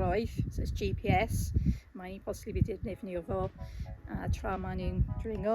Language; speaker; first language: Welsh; non-native, learner; English